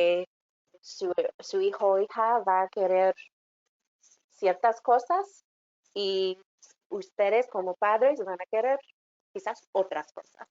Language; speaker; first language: Spanish; non-native, fluent; English